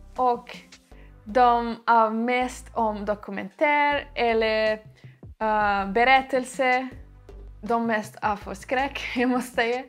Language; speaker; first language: Swedish; non-native, learner; Portuguese